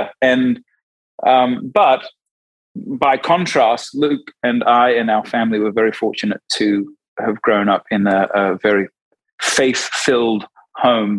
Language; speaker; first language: English; native; English